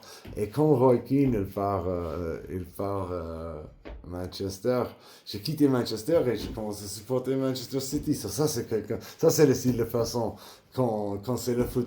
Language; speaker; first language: French; non-native, learner; English